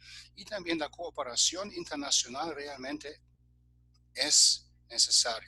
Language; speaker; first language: Spanish; non-native, fluent; German